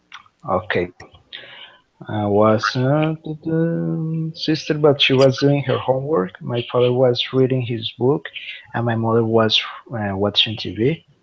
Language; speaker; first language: English; non-native, learner; Spanish